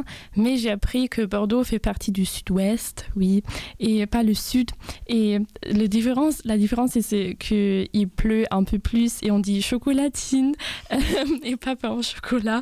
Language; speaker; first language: French; non-native, fluent; German